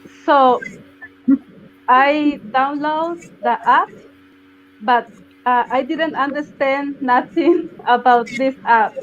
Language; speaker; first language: English; non-native, learner; Spanish